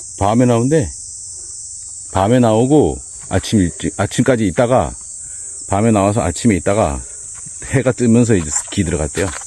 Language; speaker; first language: Korean; native; Korean